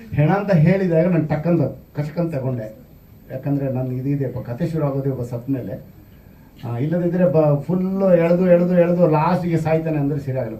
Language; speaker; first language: Kannada; non-native, local second language; Kodava